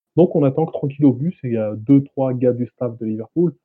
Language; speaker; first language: French; native; French